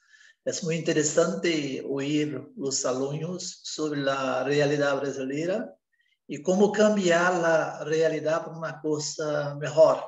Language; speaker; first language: Spanish; non-native, learner; Portuguese